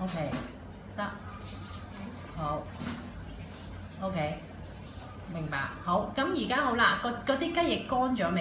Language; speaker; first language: Cantonese; native; Cantonese